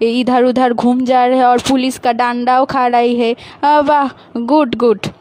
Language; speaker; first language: Hindi; non-native, local second language; Bangla